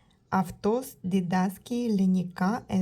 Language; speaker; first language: Greek; non-native, learner; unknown